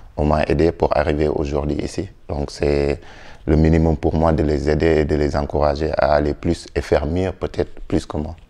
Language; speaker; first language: French; non-native, local second language; Wolof